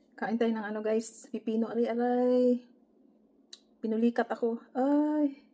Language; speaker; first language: Filipino; native; Filipino